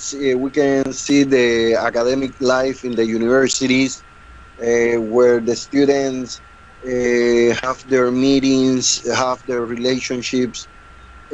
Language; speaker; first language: English; non-native, learner; Spanish